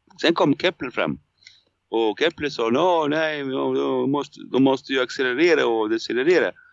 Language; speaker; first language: Swedish; non-native, fluent; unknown